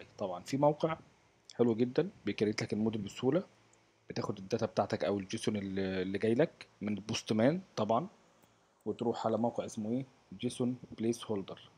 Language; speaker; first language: Arabic; native; Arabic